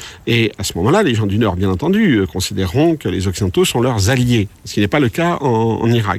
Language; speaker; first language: French; native; French